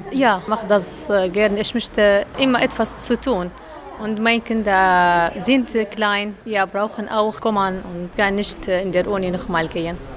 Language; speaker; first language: German; non-native, learner; Arabic